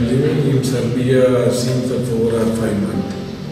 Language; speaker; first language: English; non-native, learner; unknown